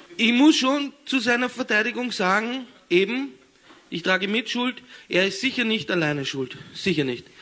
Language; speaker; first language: German; native; German